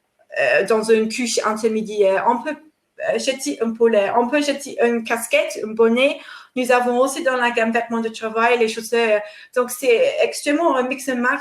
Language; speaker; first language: French; non-native, fluent; English